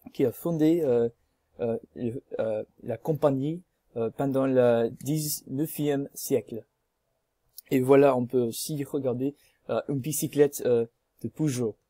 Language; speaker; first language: French; non-native, learner; English